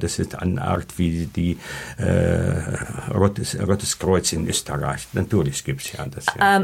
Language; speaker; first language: German; non-native, learner; Arabic